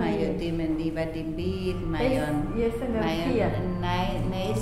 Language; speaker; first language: Welsh; non-native, local second language; Spanish